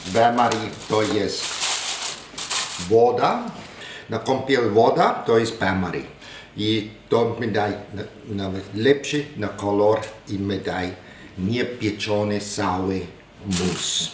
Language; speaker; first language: Polish; non-native, learner; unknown